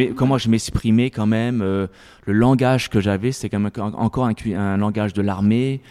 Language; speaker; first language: French; native; French